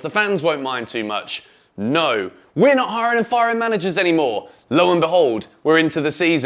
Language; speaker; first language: English; native; English